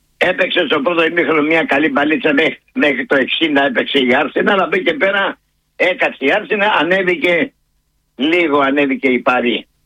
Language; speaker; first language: Greek; native; Greek